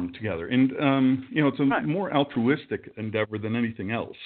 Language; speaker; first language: English; native; English